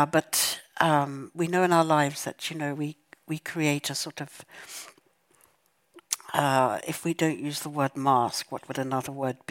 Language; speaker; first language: English; native; English